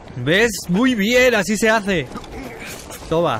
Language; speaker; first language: Spanish; native; Spanish